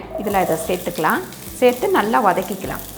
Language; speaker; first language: Tamil; native; Tamil